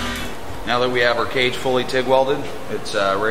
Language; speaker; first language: English; native; English